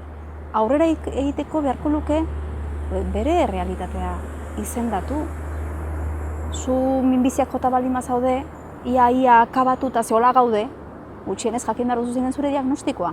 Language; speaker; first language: Basque; native; Basque